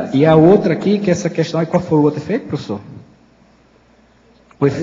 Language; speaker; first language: Portuguese; native; Portuguese